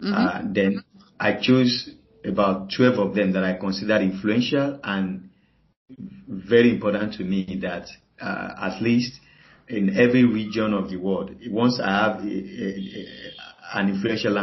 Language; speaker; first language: English; non-native, local second language; Yoruba